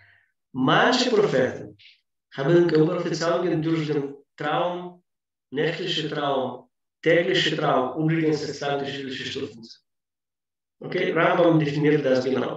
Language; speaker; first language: German; non-native, fluent; Russian